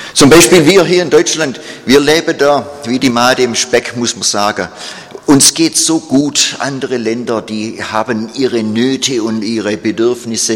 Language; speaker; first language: German; non-native, fluent; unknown